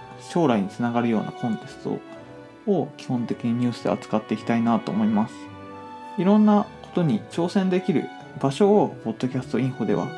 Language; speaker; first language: Japanese; native; Japanese